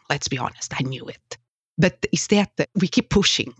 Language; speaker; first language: English; non-native, fluent; Portuguese